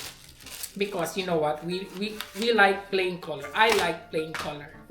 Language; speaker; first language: English; non-native, local second language; Filipino